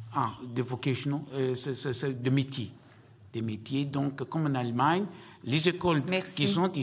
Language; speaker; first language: French; non-native, learner; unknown